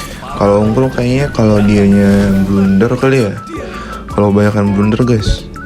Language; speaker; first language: Indonesian; native; Indonesian